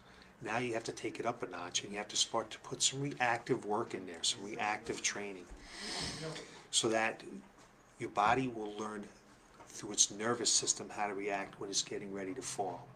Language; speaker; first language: English; native; English